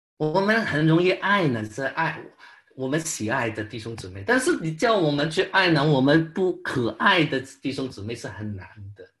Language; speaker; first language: Chinese; non-native, local second language; Cantonese